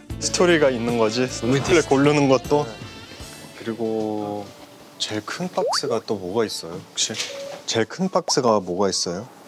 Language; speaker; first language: Korean; early bilingual, heritage; Korean